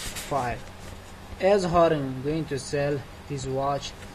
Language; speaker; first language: English; non-native, fluent; Persian